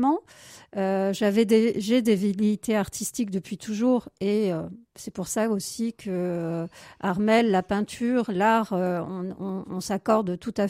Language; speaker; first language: French; native; French